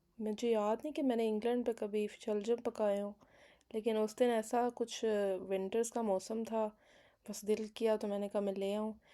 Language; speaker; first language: Urdu; native; Urdu